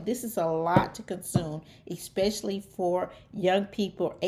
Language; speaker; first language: English; native; English